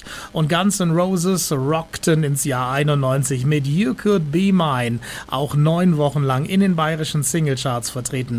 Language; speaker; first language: German; native; German